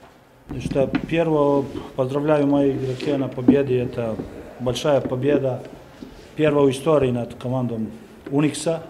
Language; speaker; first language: Russian; non-native, learner; Serbian